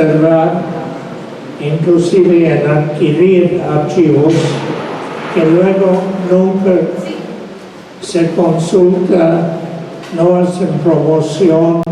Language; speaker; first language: Spanish; non-native, fluent; English